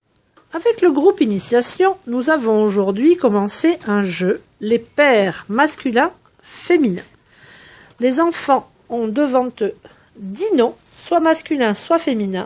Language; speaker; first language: French; native; French